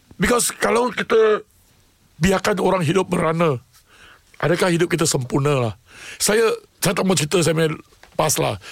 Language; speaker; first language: Malay; non-native, local second language; Tamil